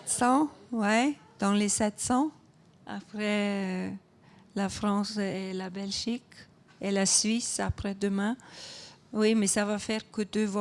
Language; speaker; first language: French; non-native, fluent; Icelandic